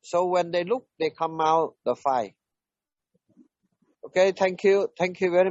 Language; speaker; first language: English; non-native, learner; Vietnamese